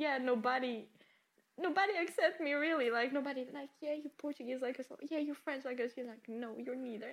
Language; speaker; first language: English; non-native, fluent; French